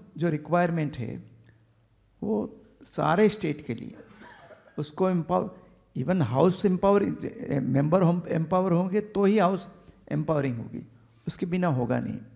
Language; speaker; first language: Hindi; non-native, local second language; Gujarati